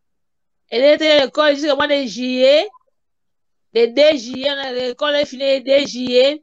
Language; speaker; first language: French; non-native, learner; Portuguese